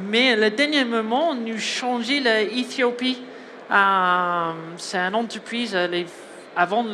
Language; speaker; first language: French; non-native, learner; English